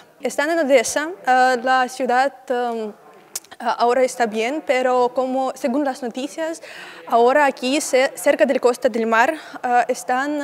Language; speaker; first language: Spanish; non-native, learner; Russian